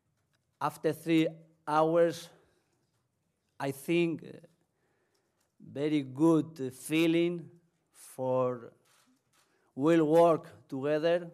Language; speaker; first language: English; non-native, learner; Spanish